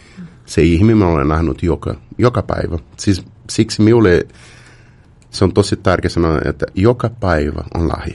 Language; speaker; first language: Finnish; non-native, fluent; Portuguese